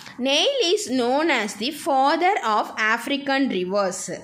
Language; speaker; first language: English; non-native, local second language; Tamil